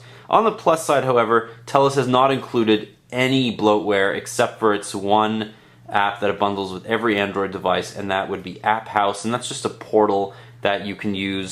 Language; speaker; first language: English; native; English